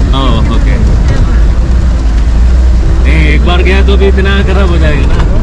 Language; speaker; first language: Hindi; non-native, local second language; Malayalam